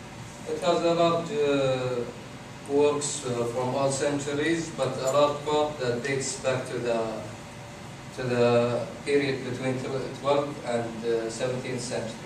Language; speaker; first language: English; non-native, fluent; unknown